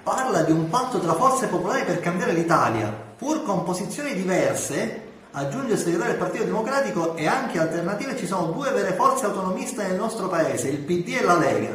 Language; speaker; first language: Italian; native; Italian